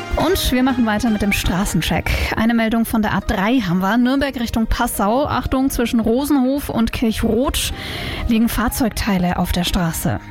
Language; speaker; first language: German; native; German